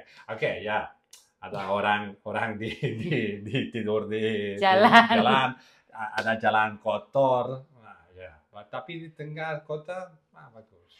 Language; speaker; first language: Indonesian; non-native, learner; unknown